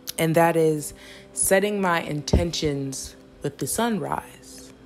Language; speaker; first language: English; native; English